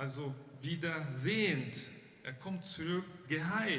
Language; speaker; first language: German; non-native, fluent; Portuguese